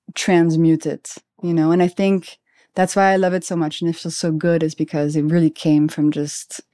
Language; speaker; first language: English; non-native, fluent; French